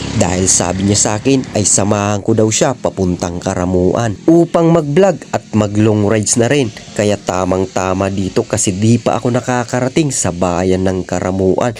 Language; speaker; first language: Filipino; non-native, local second language; Bikol